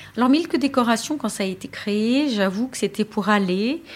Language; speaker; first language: French; native; French